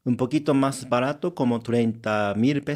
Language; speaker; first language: Spanish; non-native, learner; Japanese